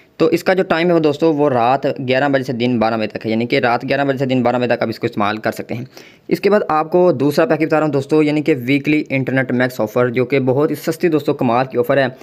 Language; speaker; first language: Urdu; non-native, local second language; Punjabi